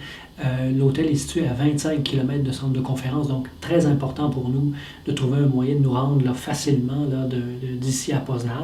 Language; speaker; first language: French; native; French